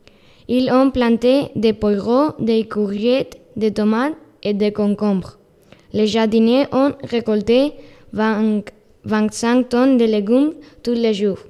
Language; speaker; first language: French; non-native, learner; Spanish